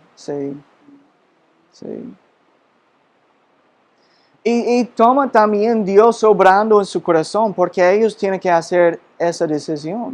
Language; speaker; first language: Spanish; non-native, fluent; English